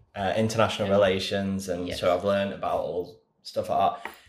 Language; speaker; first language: English; native; English